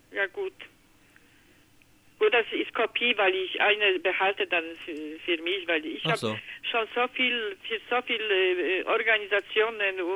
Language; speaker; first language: German; non-native, learner; Polish